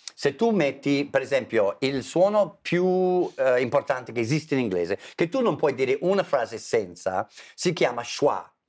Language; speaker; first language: Italian; non-native, fluent; English